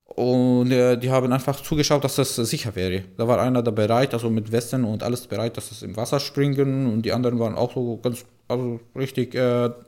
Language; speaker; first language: German; non-native, fluent; Arabic